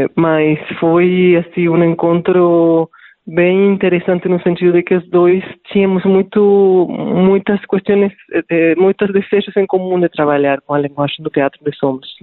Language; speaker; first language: Portuguese; non-native, fluent; Spanish